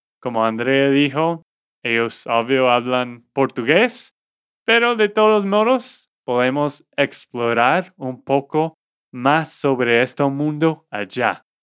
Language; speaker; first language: Spanish; non-native, fluent; English